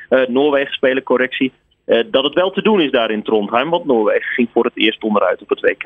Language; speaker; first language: Dutch; native; Dutch